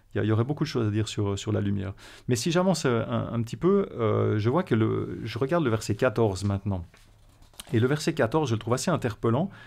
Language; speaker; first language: French; native; French